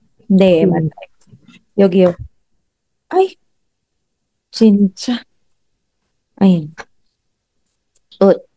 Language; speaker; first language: Korean; non-native, fluent; Filipino